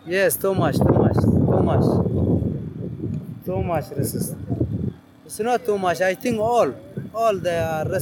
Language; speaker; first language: English; non-native, learner; Arabic